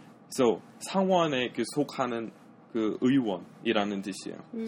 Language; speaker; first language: Korean; non-native, fluent; English